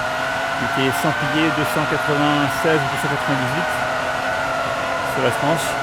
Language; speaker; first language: French; native; French